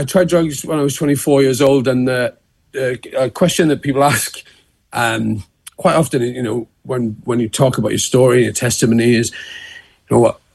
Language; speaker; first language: English; native; English